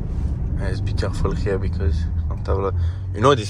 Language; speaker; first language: English; non-native, learner; French